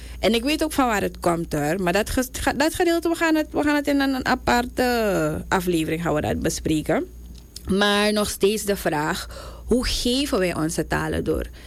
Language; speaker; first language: Dutch; native; Dutch